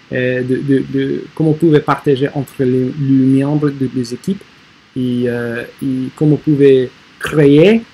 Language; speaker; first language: French; non-native, learner; English